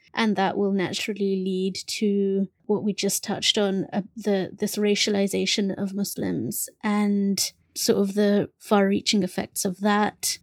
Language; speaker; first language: English; early bilingual, other home language; Bangla